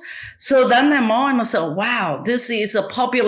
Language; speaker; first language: English; non-native, fluent; Chinese